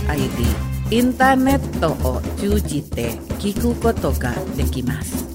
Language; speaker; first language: Japanese; non-native, learner; Indonesian